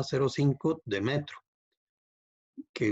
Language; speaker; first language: Spanish; native; Spanish